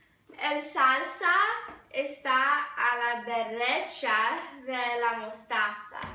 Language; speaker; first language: Spanish; non-native, learner; English